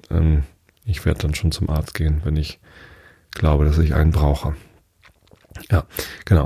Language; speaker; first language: German; native; German